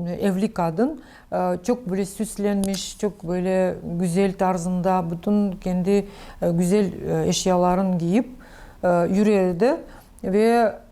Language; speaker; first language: Turkish; non-native, learner; Crimean Tatar